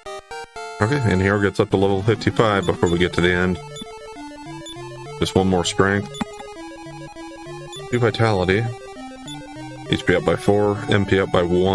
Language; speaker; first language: English; native; English